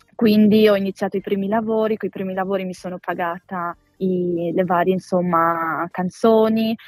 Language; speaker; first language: Italian; early bilingual, other home language; Albanian